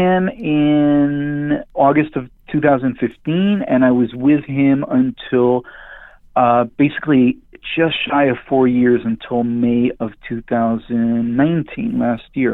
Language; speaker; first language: English; non-native, fluent; Hebrew